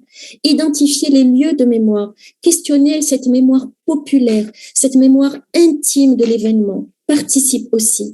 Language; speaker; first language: French; native; French